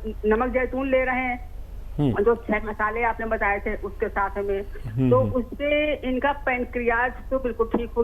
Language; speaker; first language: Hindi; native; Hindi